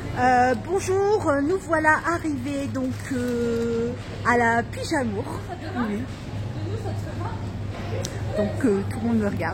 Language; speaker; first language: French; native; French